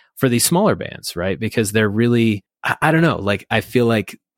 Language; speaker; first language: English; native; English